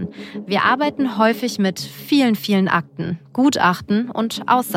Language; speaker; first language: German; native; German